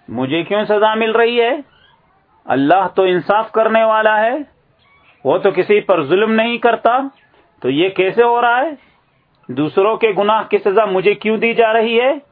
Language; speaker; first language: Urdu; native; Urdu